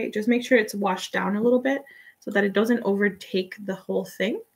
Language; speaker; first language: English; non-native, fluent; Spanish